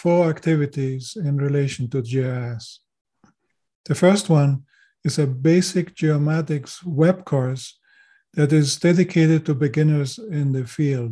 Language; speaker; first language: English; non-native, fluent; German